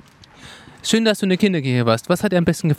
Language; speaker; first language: German; native; German